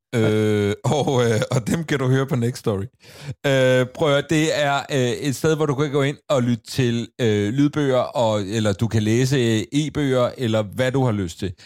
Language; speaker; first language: Danish; native; Danish